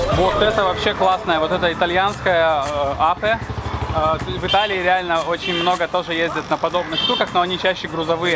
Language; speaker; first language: Russian; native; Russian